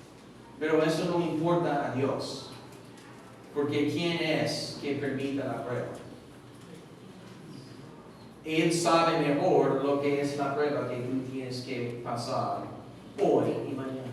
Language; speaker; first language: Spanish; non-native, fluent; English